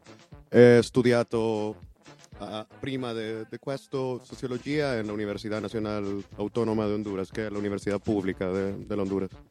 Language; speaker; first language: Italian; non-native, learner; Spanish